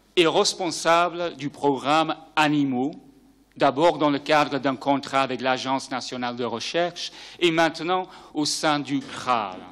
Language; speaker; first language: French; native; French